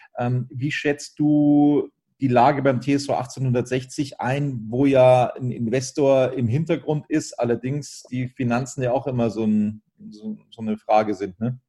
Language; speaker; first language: German; native; German